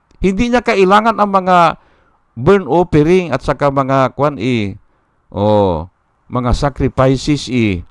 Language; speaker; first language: Filipino; non-native, local second language; Iloko